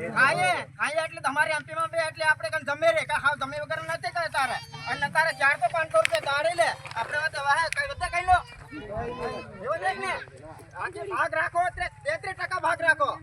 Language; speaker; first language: Gujarati; non-native, local second language; Bhili